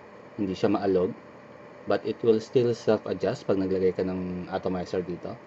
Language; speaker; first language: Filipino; native; Filipino